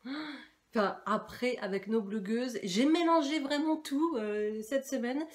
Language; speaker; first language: French; native; French